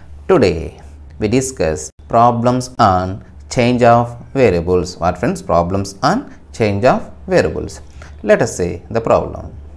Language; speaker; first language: English; non-native, local second language; Telugu